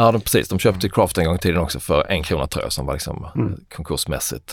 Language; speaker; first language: Swedish; native; Swedish